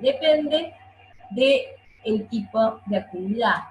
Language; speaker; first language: Spanish; native; Spanish